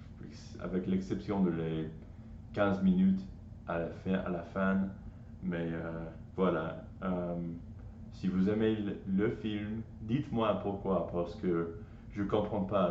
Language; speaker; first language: French; non-native, learner; English